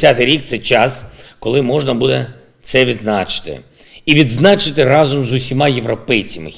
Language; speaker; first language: Ukrainian; non-native, local second language; Russian